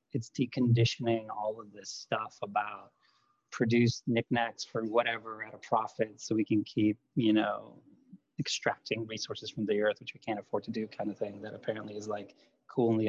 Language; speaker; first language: English; non-native, fluent; Lithuanian